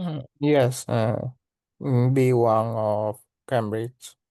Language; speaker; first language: English; non-native, learner; Spanish